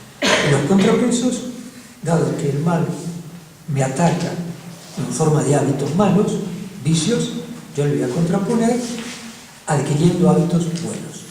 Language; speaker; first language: Spanish; native; Spanish